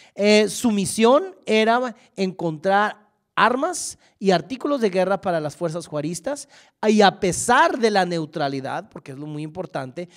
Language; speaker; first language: Spanish; native; Spanish